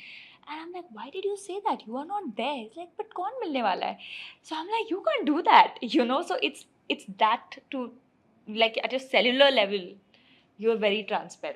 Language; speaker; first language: English; non-native, local second language; Hindi